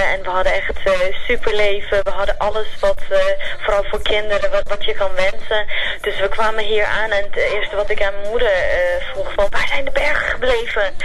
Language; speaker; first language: Dutch; early bilingual, other home language; Central Kurdish